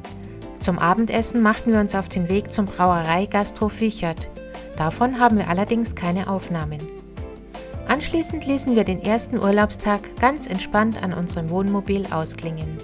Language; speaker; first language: German; native; German